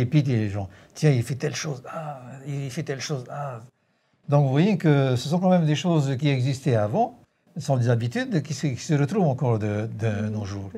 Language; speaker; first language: French; native; French